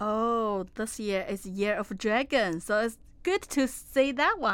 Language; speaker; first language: English; non-native, fluent; Chinese